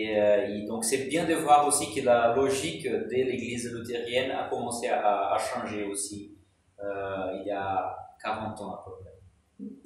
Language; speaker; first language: French; non-native, fluent; Portuguese